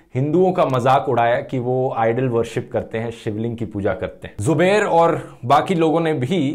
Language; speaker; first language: Hindi; native; Hindi